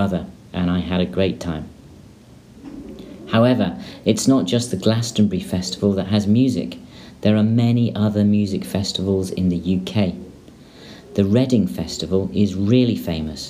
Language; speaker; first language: English; native; English